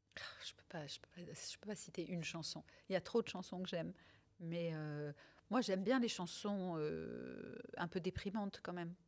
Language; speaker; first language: French; early bilingual, other home language; Italian